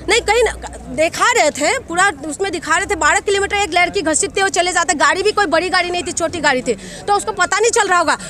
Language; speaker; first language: Hindi; non-native, local second language; Assamese